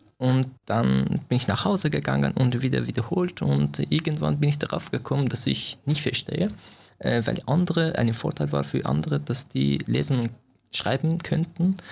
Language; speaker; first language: German; non-native, fluent; Persian